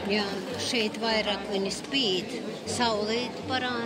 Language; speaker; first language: Latvian; non-native, local second language; Russian